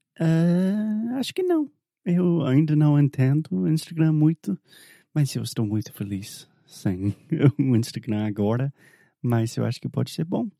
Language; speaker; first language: Portuguese; non-native, fluent; English